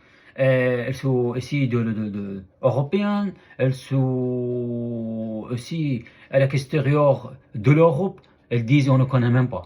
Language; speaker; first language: French; non-native, fluent; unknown